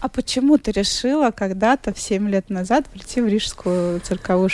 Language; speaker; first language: Russian; native; Russian